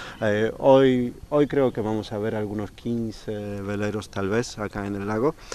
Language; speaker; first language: Spanish; non-native, fluent; Polish